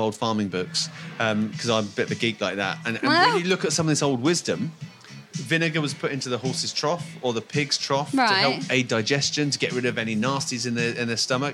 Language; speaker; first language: English; native; English